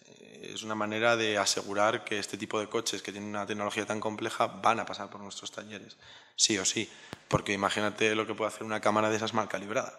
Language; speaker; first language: Spanish; native; Spanish